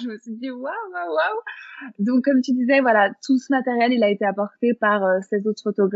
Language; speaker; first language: French; native; French